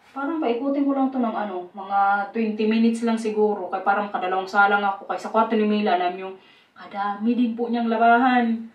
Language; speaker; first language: Filipino; non-native, local second language; Waray